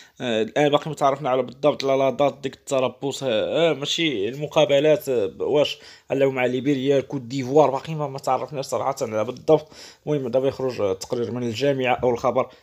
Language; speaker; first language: Arabic; native; Arabic